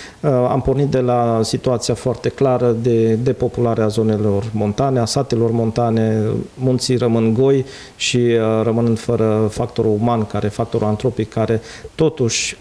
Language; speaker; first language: Romanian; native; Romanian